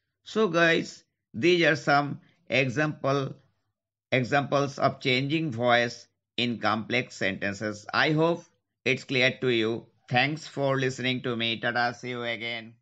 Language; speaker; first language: English; non-native, local second language; Bangla